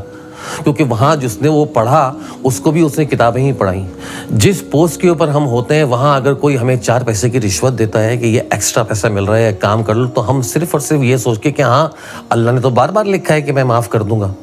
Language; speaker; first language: Urdu; native; Urdu